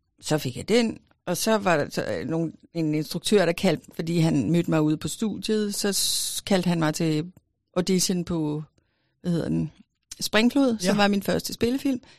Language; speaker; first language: Danish; native; Danish